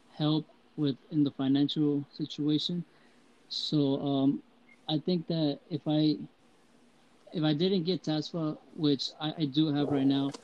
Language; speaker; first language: English; early bilingual, heritage; Spanish